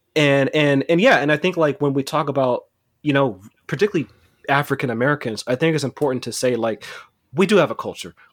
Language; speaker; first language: English; native; English